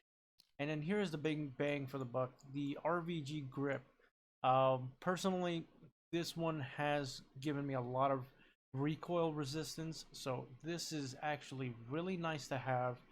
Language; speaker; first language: English; native; English